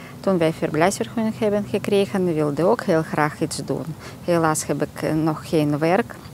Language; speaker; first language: Dutch; non-native, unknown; Russian